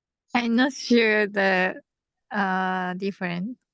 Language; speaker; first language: English; non-native, learner; Japanese